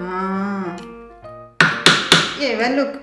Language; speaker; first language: English; non-native, learner; Spanish